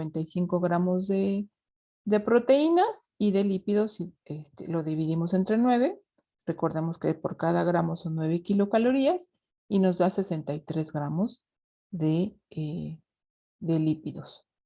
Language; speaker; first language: Spanish; native; Spanish